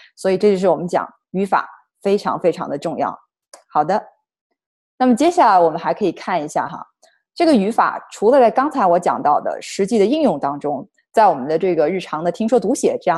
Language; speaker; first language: Chinese; native; Chinese